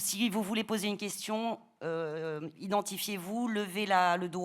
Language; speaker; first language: French; native; French